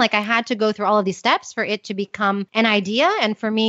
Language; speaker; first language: English; native; English